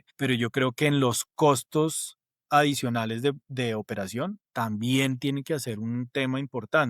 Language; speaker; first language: Spanish; native; Spanish